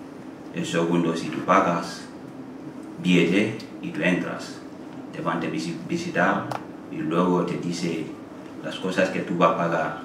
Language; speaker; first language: Spanish; non-native, learner; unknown